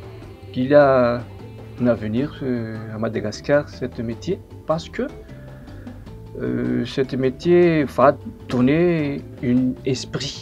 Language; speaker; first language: French; non-native, local second language; Malagasy